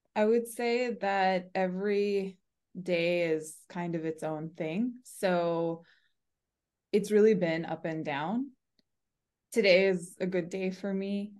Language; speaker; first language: English; early bilingual, other home language; Urdu